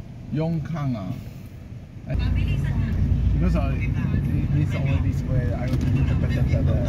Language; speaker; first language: English; non-native, learner; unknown